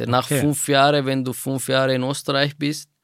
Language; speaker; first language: German; non-native, fluent; Persian